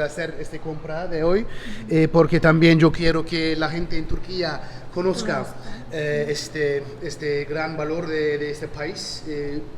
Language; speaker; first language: Spanish; non-native, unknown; Turkish